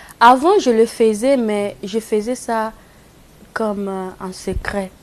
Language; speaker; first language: French; non-native, local second language; Lingala